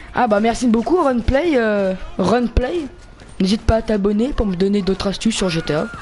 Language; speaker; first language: French; native; French